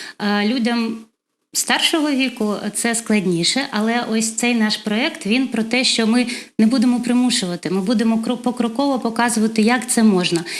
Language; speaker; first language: Ukrainian; non-native, local second language; Russian